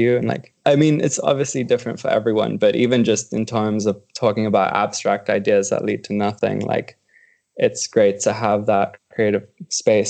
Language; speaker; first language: English; native; English